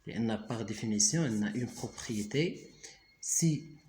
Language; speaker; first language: French; non-native, local second language; Arabic